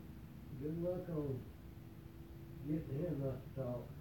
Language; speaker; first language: English; native; English